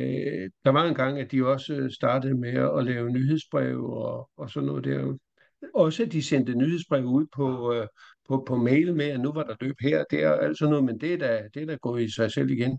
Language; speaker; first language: Danish; native; Danish